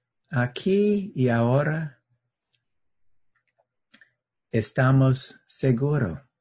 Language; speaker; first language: Spanish; non-native, learner; English